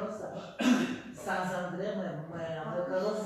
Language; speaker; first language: French; non-native, fluent; Russian